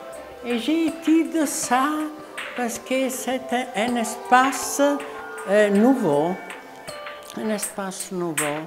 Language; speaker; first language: French; non-native, learner; Italian